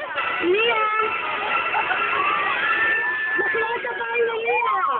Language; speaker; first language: Hebrew; native; Hebrew